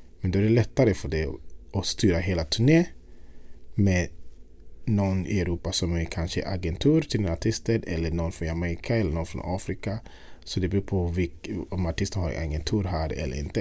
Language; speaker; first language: Swedish; non-native, fluent; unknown